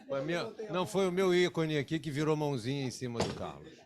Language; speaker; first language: Portuguese; native; Portuguese